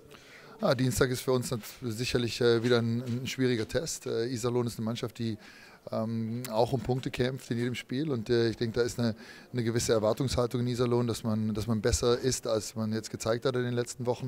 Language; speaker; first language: German; native; German